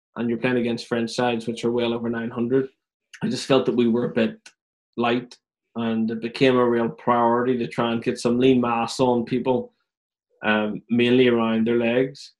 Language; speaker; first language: English; native; English